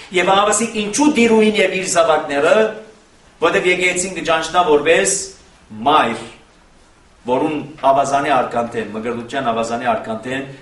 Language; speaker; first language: Armenian; native; Armenian